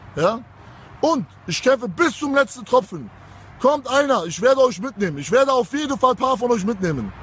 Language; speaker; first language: German; early bilingual, other home language; Kurdish